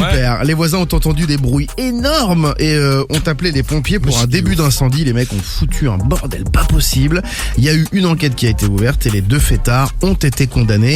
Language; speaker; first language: French; native; French